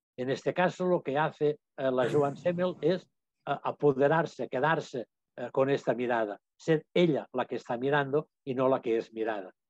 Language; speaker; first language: Spanish; non-native, local second language; Catalan